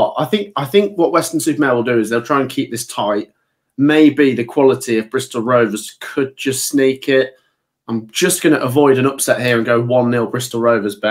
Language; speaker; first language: English; native; English